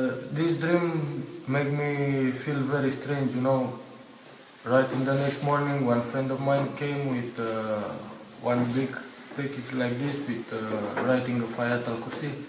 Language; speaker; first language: English; non-native, learner; Romanian